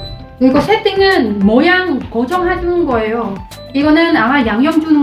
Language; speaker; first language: Korean; non-native, fluent; Vietnamese